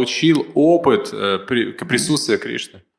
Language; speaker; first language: Russian; native; Russian